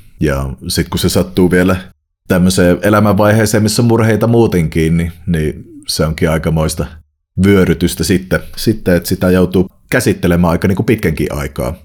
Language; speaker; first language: Finnish; native; Finnish